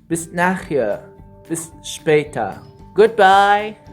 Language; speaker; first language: German; non-native, learner; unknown